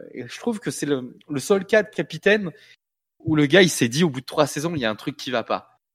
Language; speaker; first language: French; native; French